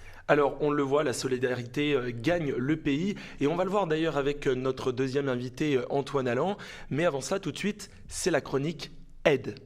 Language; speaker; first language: French; native; French